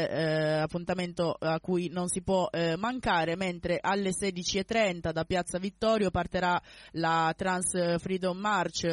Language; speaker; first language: Italian; native; Italian